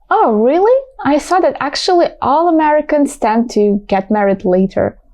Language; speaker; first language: English; non-native, fluent; Ukrainian